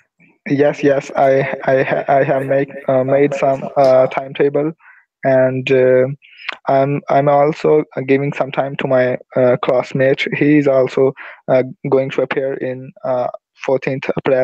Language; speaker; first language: English; non-native, learner; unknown